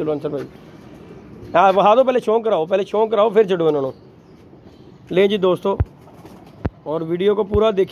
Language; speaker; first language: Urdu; non-native, local second language; Punjabi